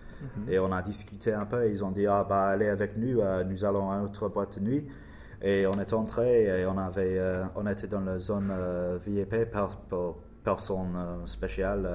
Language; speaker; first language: French; non-native, learner; English